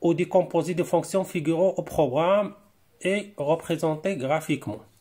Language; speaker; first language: French; non-native, local second language; Arabic